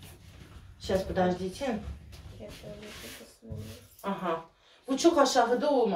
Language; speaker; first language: Russian; native; Russian